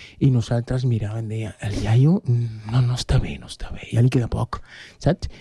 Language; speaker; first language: Catalan; non-native, fluent; Spanish